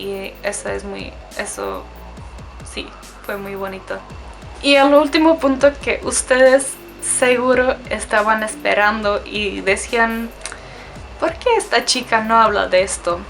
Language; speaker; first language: Spanish; non-native, fluent; Czech